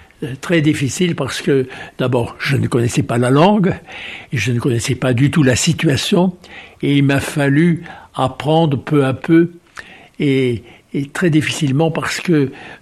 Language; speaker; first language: French; native; French